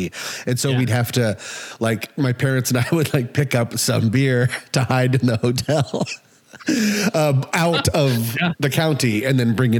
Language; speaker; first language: English; native; English